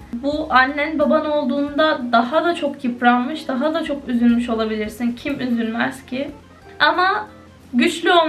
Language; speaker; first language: Turkish; native; Turkish